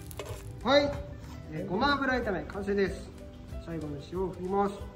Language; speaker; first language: Japanese; native; Japanese